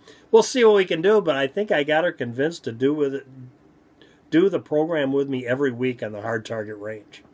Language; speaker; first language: English; native; English